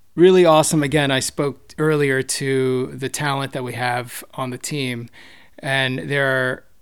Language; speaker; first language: English; native; English